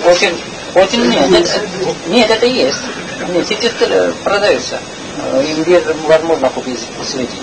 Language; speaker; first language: Russian; non-native, learner; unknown